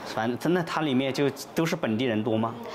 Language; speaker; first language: Chinese; native; Chinese